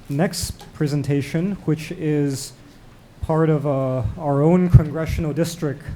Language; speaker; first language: English; non-native, local second language; Cantonese